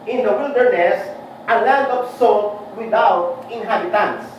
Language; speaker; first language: English; non-native, local second language; Filipino